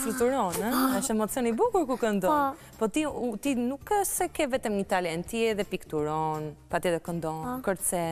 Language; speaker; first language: Albanian; native; Albanian